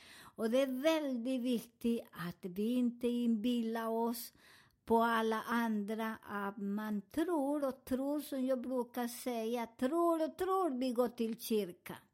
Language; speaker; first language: Swedish; non-native, fluent; Spanish